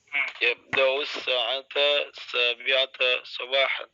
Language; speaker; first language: Arabic; non-native, learner; Indonesian